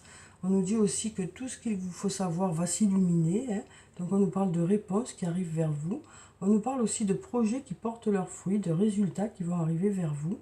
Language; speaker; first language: French; native; French